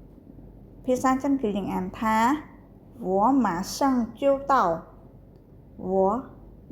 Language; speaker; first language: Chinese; non-native, fluent; Khmer